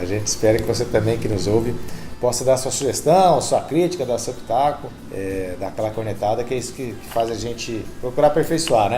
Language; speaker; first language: Portuguese; native; Portuguese